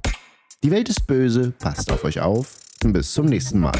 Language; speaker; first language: German; native; German